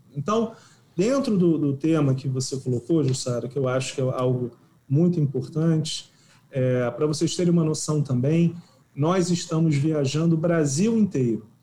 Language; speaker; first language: Portuguese; native; Portuguese